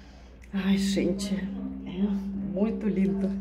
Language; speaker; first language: Portuguese; non-native, fluent; Russian